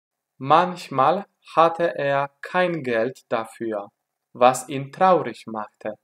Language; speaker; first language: German; non-native, fluent; Polish